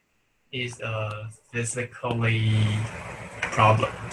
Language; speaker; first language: English; non-native, learner; Chinese